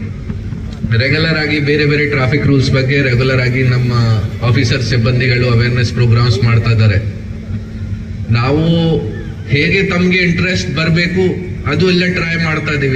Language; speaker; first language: Kannada; non-native, fluent; Hindi